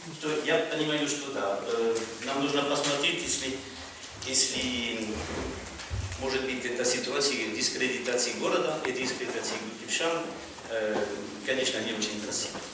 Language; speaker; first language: Russian; non-native, learner; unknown